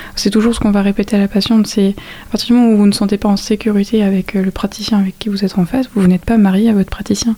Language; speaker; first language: French; native; French